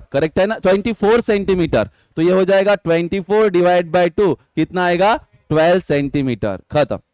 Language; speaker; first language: Hindi; non-native, local second language; Marathi